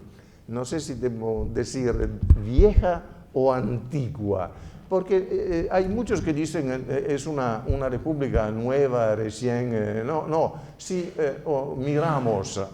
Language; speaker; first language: Spanish; non-native, fluent; Italian